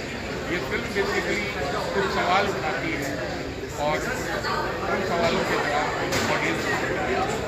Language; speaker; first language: Hindi; native; Hindi